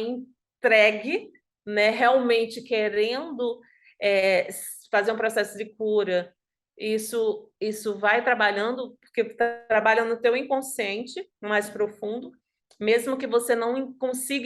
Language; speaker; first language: Portuguese; native; Portuguese